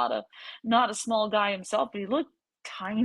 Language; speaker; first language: English; native; English